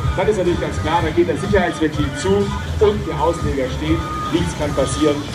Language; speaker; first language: German; native; German